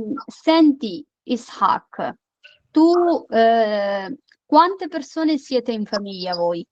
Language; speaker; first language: Italian; non-native, fluent; Urdu